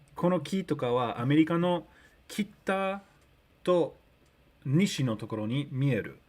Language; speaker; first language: Japanese; early bilingual, other home language; English